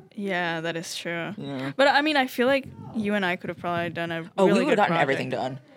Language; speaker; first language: English; early bilingual, other home language; Spanish